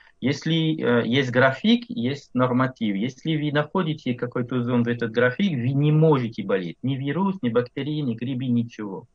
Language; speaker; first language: Russian; non-native, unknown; French